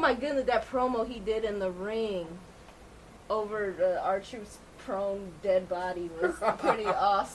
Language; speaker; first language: English; native; English